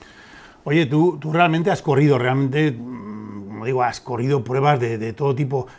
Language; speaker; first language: Spanish; native; Spanish